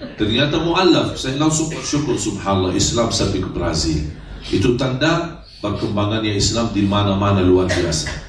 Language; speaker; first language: Indonesian; non-native, fluent; Arabic